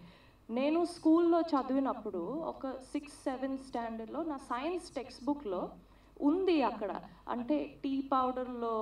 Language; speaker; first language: Telugu; non-native, learner; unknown